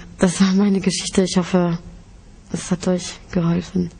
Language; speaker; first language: German; early bilingual, other home language; Greek